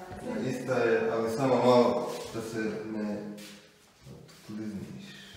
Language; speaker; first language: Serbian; early bilingual, heritage; Serbian